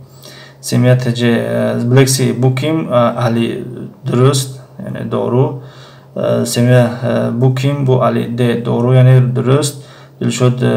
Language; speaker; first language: Turkish; non-native, fluent; Tajik